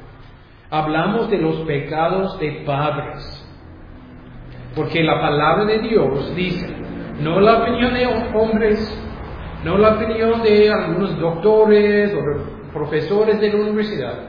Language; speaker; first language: Spanish; non-native, fluent; English